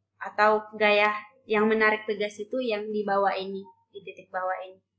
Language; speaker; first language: Indonesian; native; Indonesian